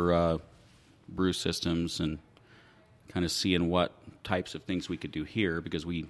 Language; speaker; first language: English; native; English